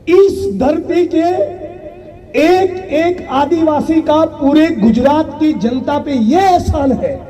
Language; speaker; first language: Hindi; non-native, local second language; Gujarati